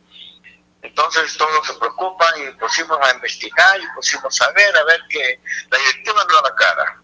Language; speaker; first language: Spanish; native; Spanish